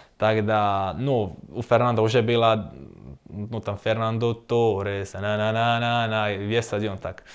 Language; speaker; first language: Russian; non-native, learner; Croatian